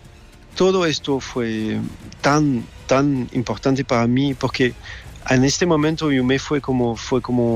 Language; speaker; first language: Spanish; non-native, learner; French